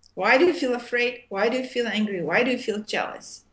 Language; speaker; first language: English; non-native, fluent; Armenian